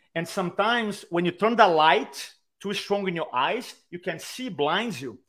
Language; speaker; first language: English; non-native, fluent; Portuguese